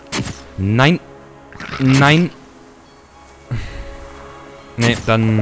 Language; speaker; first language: German; native; German